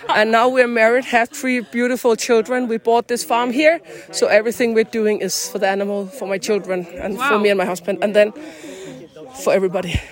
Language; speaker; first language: English; non-native, fluent; Danish